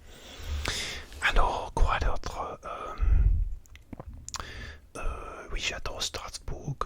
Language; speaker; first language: French; non-native, learner; English